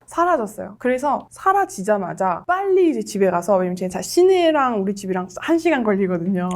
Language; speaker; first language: Korean; non-native, fluent; French